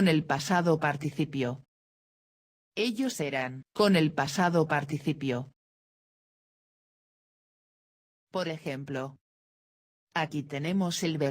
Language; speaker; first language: Spanish; non-native, fluent; Dutch